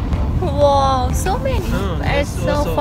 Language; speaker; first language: English; non-native, learner; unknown